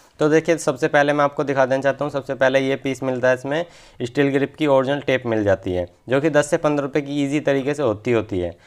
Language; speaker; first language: Hindi; native; Hindi